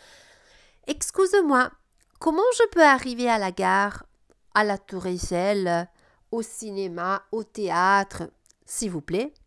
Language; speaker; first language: French; non-native, fluent; Italian